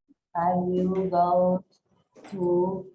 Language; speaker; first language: English; non-native, learner; Vietnamese